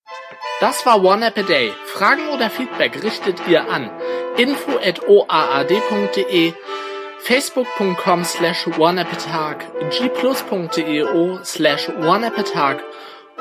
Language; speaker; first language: German; native; German